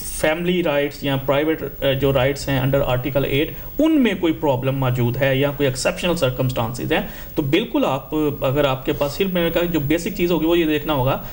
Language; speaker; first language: Urdu; non-native, local second language; Punjabi